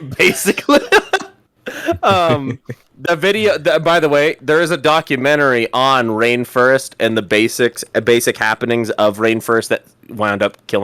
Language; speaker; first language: English; native; English